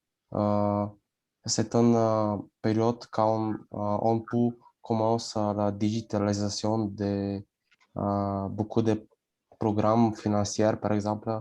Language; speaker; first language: French; non-native, learner; Bulgarian